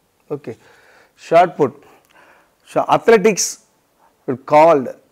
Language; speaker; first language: English; non-native, local second language; Tamil